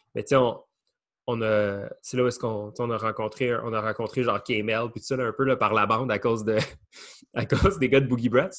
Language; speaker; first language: French; native; French